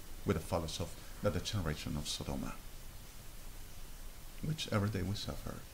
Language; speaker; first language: English; non-native, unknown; Spanish